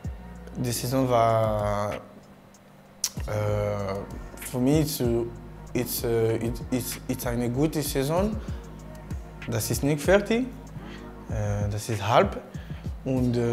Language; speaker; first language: German; non-native, learner; French